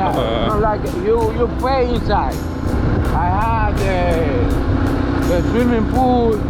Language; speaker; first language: English; non-native, learner; Spanish